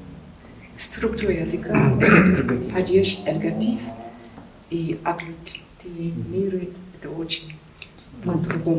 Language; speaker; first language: Russian; non-native, learner; German